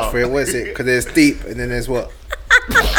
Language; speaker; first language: English; native; English